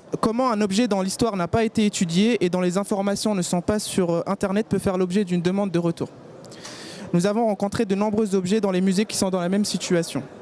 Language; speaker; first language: French; early bilingual, other home language; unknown